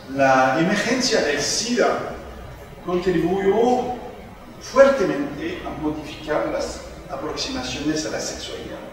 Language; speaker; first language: Spanish; non-native, fluent; French